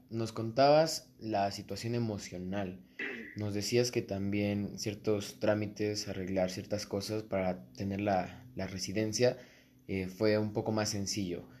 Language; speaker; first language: Spanish; native; Spanish